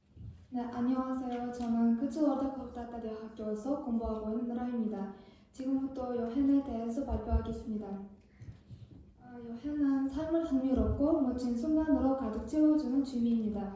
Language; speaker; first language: Korean; non-native, learner; Kazakh